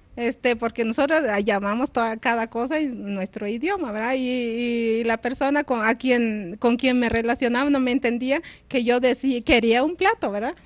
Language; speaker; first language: Spanish; non-native, local second language; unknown